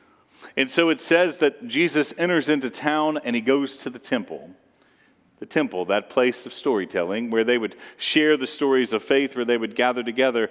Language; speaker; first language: English; native; English